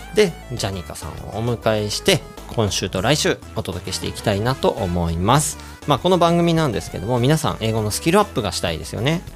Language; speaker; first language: Japanese; native; Japanese